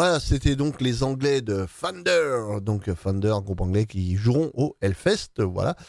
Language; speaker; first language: French; native; French